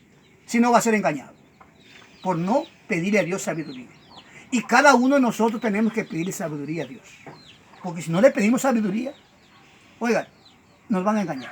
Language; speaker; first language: Spanish; native; Spanish